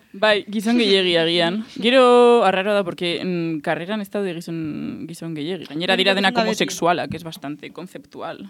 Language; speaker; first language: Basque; non-native, local second language; Spanish